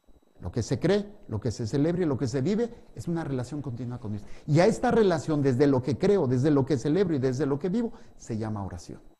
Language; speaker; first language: Spanish; native; Spanish